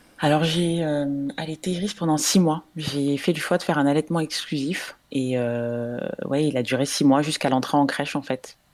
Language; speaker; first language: French; native; French